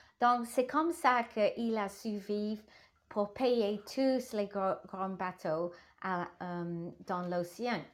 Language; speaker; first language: French; non-native, learner; English